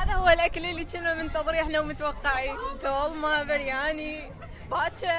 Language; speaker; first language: Arabic; native; Arabic